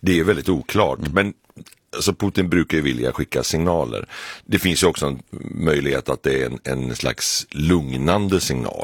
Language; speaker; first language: Swedish; native; Swedish